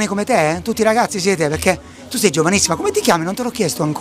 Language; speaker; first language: Italian; native; Italian